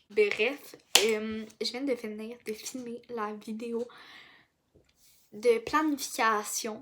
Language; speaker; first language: French; native; French